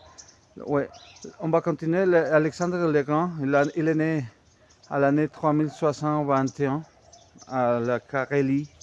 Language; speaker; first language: French; non-native, fluent; Spanish